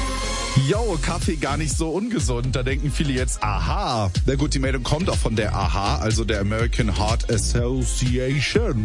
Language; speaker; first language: German; native; German